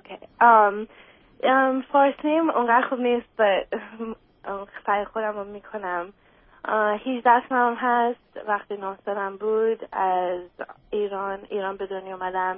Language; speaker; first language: Persian; early bilingual, other home language; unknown